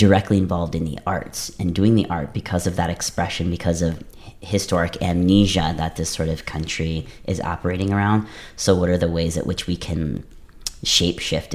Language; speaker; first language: English; native; English